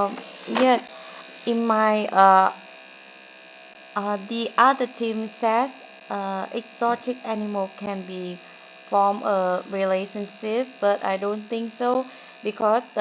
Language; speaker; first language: English; non-native, learner; Vietnamese